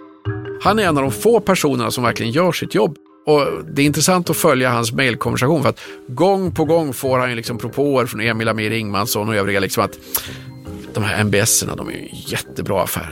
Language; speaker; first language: Swedish; native; Swedish